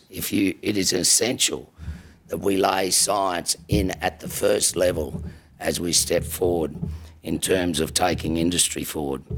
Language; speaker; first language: English; native; English